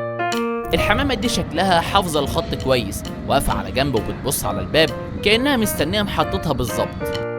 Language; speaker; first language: Arabic; native; Arabic